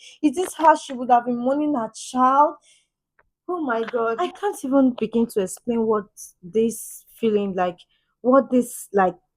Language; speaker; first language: English; native; English